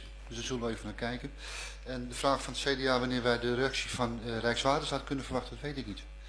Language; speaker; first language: Dutch; native; Dutch